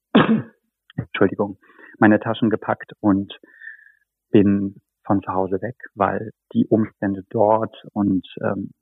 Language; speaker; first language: German; native; German